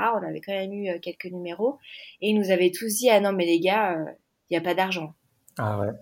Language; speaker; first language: French; native; French